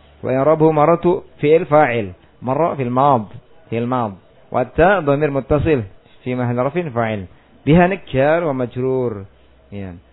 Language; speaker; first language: Arabic; non-native, fluent; Indonesian